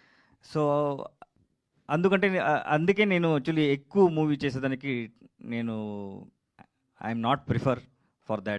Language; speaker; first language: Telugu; non-native, learner; Kannada